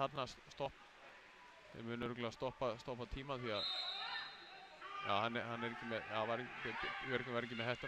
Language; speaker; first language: Icelandic; native; Icelandic